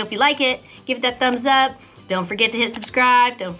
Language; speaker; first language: English; native; English